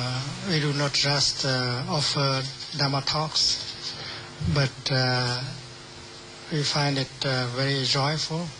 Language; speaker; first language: English; non-native, fluent; Vietnamese